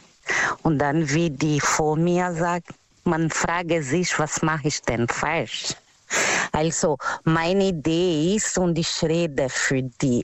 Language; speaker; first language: German; non-native, learner; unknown